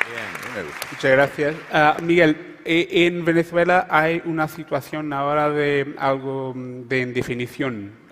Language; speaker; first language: Spanish; non-native, fluent; Portuguese